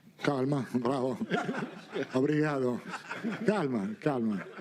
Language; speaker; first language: Portuguese; non-native, learner; Italian